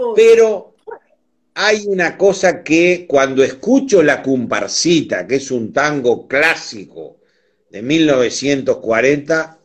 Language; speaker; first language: Spanish; native; Spanish